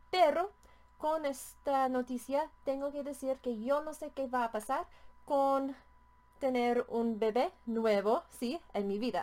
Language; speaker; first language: Spanish; non-native, learner; English